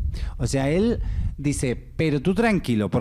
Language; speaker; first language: Spanish; native; Spanish